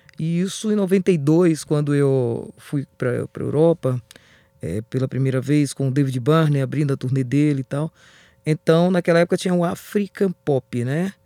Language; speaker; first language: Portuguese; native; Portuguese